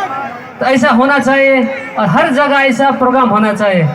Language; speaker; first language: Hindi; non-native, local second language; Nepali